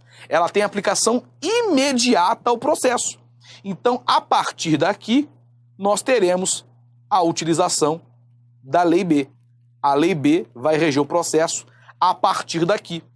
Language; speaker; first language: Portuguese; native; Portuguese